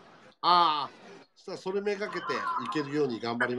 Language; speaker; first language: Japanese; native; Japanese